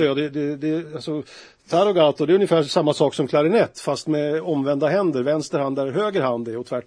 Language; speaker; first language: Swedish; native; Swedish